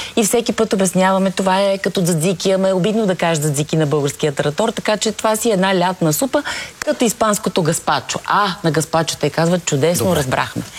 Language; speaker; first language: Bulgarian; native; Bulgarian